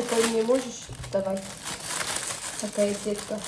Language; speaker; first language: Russian; non-native, learner; Azerbaijani